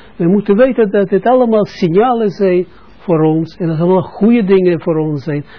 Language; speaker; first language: Dutch; non-native, fluent; Russian